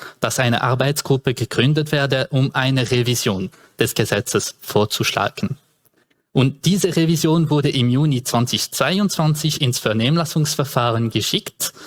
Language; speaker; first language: German; non-native, local second language; French